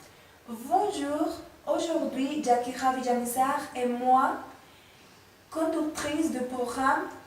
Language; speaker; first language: French; non-native, learner; Spanish